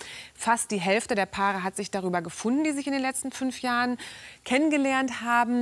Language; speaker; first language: German; native; German